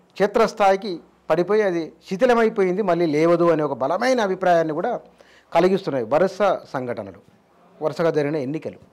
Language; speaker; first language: Telugu; native; Telugu